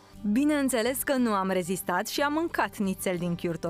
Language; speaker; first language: Romanian; native; Romanian